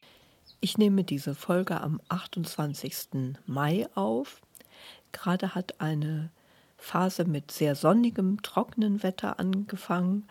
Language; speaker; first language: German; native; German